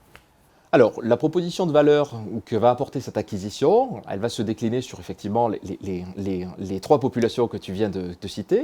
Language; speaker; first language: French; native; French